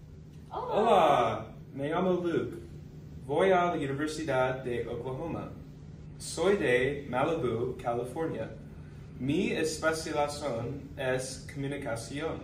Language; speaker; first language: Spanish; non-native, learner; English